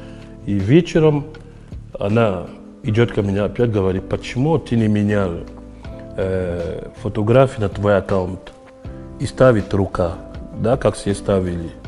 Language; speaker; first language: Russian; non-native, fluent; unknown